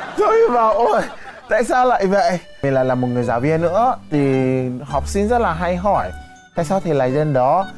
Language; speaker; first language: Vietnamese; non-native, fluent; Yoruba